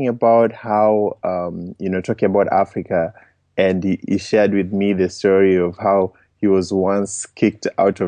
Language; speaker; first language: English; non-native, local second language; Luo (Kenya and Tanzania)